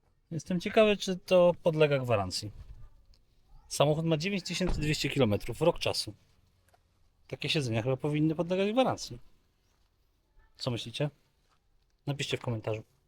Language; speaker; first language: Polish; native; Polish